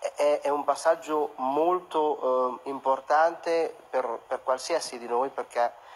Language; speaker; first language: Italian; non-native, fluent; Urdu